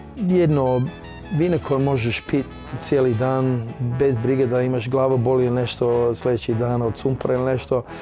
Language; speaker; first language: Croatian; early bilingual, heritage; Croatian